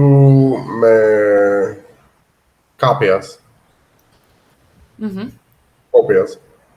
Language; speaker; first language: Spanish; non-native, learner; English